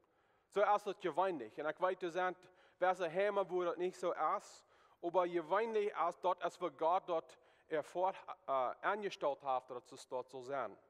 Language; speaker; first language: German; non-native, learner; Plautdietsch